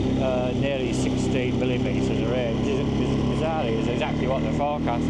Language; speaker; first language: English; native; English